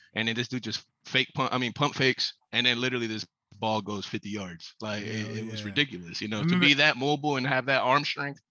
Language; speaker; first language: English; early bilingual, other home language; Spanish